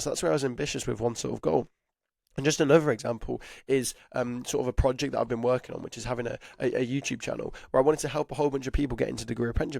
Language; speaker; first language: English; native; English